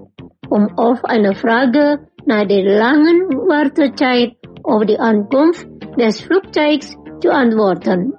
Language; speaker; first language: German; non-native, fluent; Indonesian